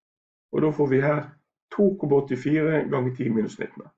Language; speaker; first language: Norwegian; native; Norwegian